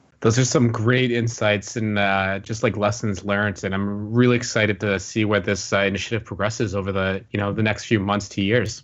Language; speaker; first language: English; native; English